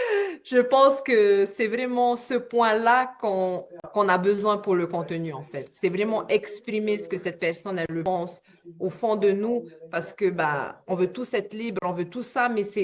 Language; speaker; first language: French; native; French